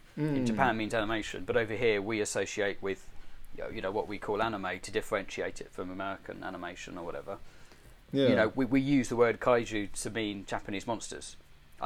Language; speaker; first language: English; native; English